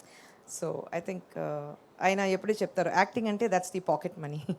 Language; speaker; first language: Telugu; non-native, fluent; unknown